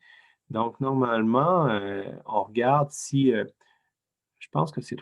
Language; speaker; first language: French; native; French